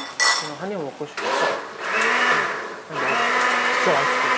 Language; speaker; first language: Korean; native; Korean